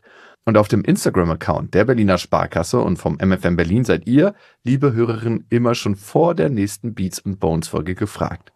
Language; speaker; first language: German; native; German